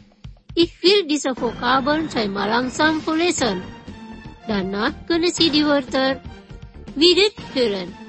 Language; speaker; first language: German; non-native, fluent; Indonesian